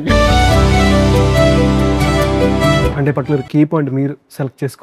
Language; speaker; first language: Telugu; native; Telugu